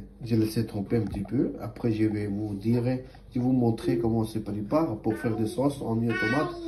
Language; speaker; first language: French; non-native, learner; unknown